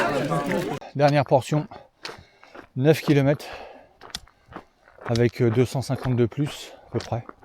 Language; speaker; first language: French; native; French